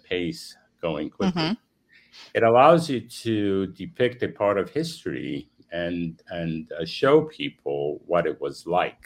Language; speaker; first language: English; non-native, fluent; Romanian